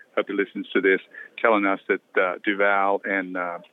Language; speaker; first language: English; native; English